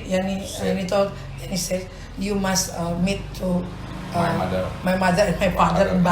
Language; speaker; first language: English; non-native, local second language; Indonesian